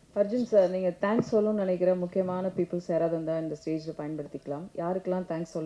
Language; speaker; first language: Tamil; native; Tamil